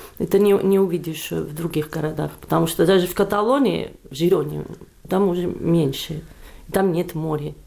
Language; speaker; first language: Russian; non-native, fluent; Catalan